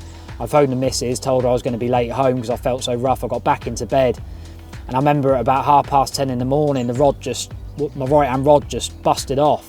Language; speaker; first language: English; native; English